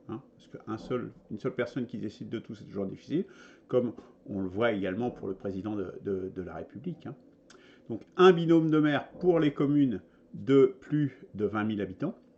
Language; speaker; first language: French; native; French